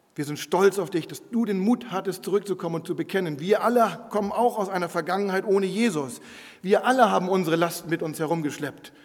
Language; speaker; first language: German; non-native, local second language; Low German